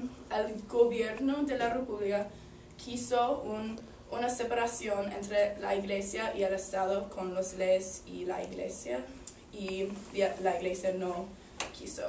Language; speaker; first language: Spanish; non-native, learner; English